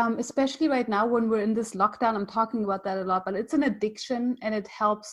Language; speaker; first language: English; non-native, fluent; German